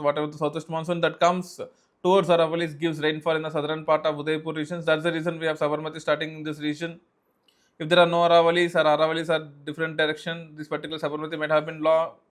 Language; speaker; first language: English; non-native, local second language; Telugu